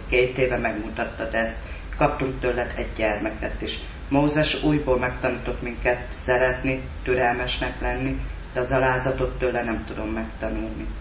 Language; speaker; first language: Hungarian; native; Hungarian